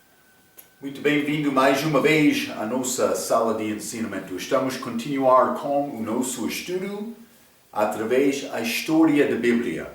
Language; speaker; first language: Portuguese; non-native, fluent; English